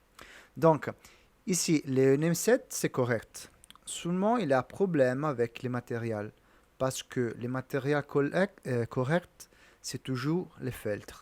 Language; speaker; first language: French; non-native, learner; Italian